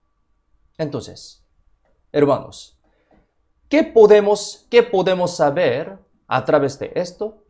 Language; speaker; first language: Spanish; non-native, fluent; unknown